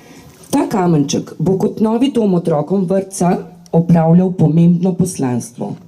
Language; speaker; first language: Slovenian; native; Slovenian